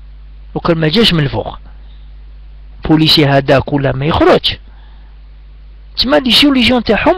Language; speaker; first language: Arabic; native; Arabic